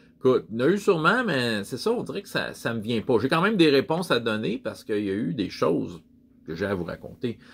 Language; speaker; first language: French; native; French